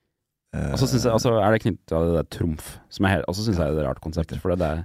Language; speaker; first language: Norwegian; native; Norwegian